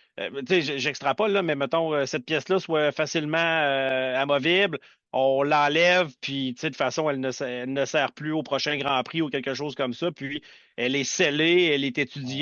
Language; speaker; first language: French; native; French